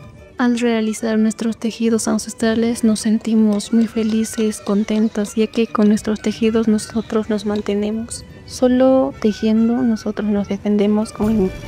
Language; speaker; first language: Spanish; non-native, local second language; Quechua